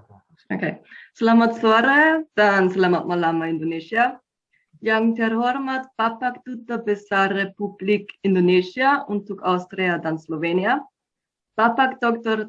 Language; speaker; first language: Indonesian; non-native, learner; German